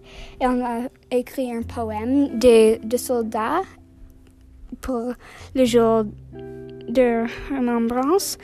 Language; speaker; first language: French; non-native, learner; English